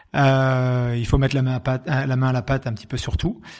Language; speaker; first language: French; native; French